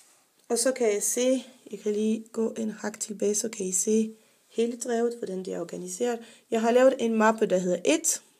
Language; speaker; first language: Danish; non-native, fluent; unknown